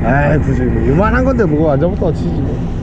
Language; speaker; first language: Korean; native; Korean